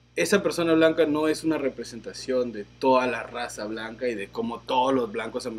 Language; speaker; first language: Spanish; native; Spanish